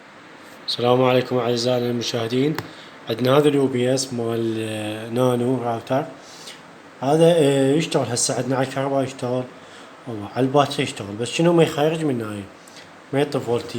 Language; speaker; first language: Arabic; native; Arabic